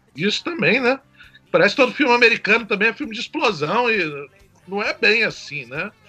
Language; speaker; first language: Portuguese; native; Portuguese